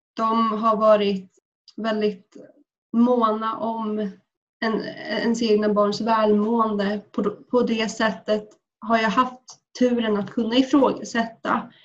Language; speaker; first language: Swedish; early bilingual, other home language; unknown